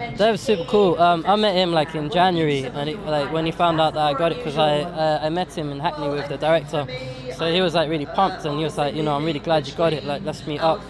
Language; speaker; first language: English; native; English